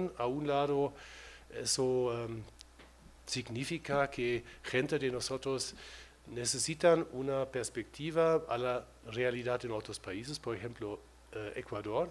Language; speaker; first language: Spanish; non-native, fluent; German